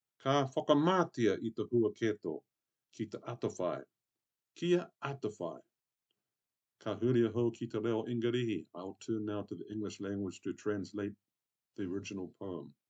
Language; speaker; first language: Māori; non-native, local second language; English